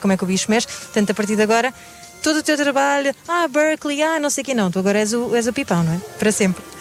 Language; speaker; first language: Portuguese; native; Portuguese